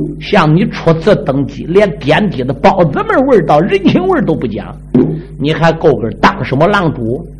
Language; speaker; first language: Chinese; native; Chinese